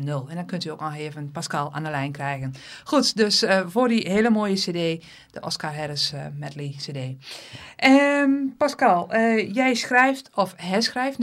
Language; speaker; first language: Dutch; native; Dutch